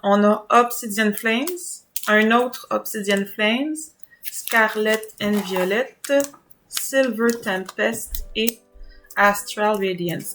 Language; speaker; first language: French; native; French